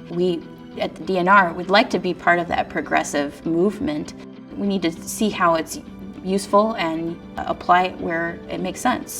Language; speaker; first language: English; native; English